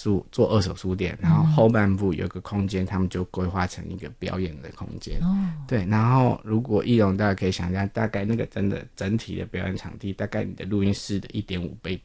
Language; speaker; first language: Chinese; non-native, local second language; Min Nan Chinese